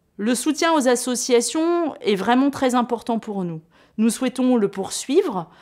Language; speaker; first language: French; native; French